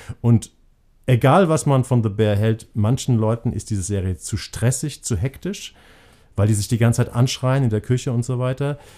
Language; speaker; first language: German; native; German